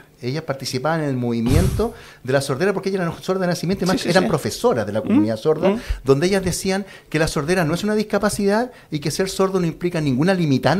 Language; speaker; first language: Spanish; native; Spanish